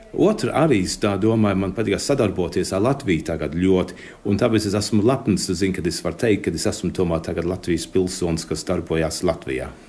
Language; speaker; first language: Latvian; early bilingual, heritage; Latvian